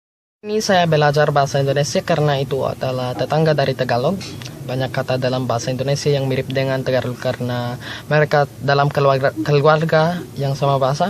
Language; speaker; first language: Indonesian; non-native, learner; Filipino